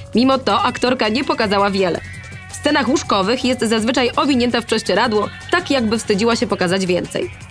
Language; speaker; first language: Polish; native; Polish